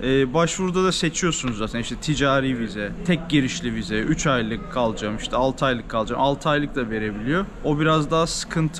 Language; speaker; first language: Turkish; native; Turkish